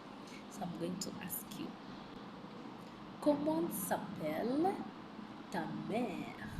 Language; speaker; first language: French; non-native, fluent; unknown